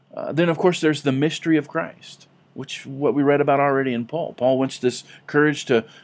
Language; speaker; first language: English; native; English